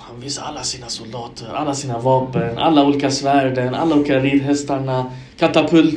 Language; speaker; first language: Swedish; early bilingual, other home language; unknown